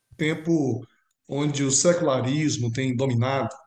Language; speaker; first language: Portuguese; native; Portuguese